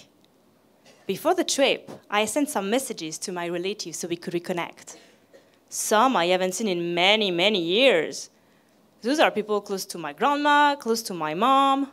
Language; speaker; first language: English; non-native, fluent; French